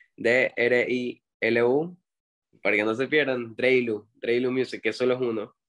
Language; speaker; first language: Spanish; native; Spanish